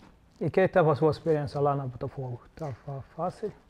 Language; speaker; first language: Portuguese; non-native, learner; Arabic